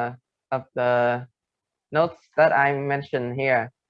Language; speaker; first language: English; non-native, fluent; Vietnamese